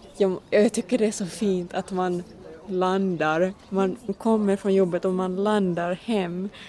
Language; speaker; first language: Swedish; non-native, local second language; Finnish